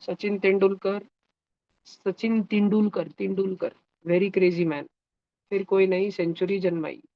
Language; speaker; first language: Hindi; non-native, local second language; Marathi